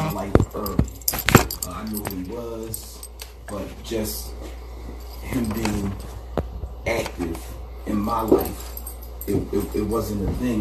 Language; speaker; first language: English; native; English